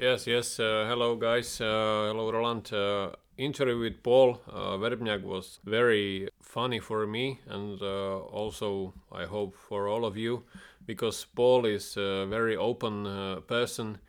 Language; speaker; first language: English; non-native, fluent; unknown